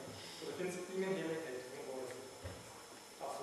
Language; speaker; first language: Swedish; non-native, learner; German